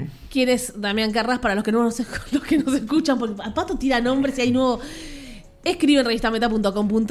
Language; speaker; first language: Spanish; native; Spanish